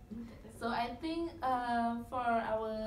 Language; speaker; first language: English; non-native, local second language; Malay